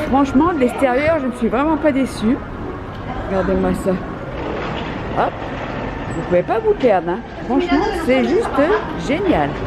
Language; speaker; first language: French; native; French